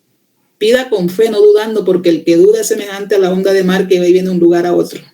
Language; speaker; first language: Spanish; native; Spanish